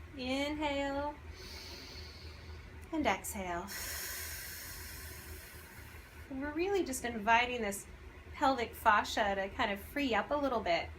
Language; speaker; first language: English; native; English